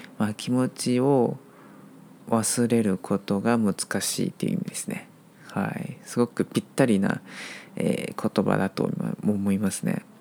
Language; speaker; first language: Japanese; non-native, fluent; Chinese